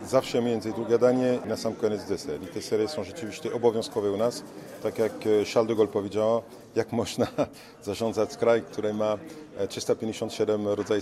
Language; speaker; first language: Polish; non-native, learner; French